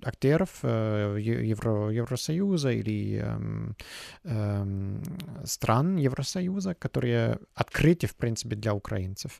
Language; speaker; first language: Russian; non-native, fluent; German